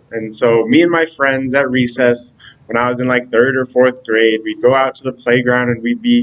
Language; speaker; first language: English; native; English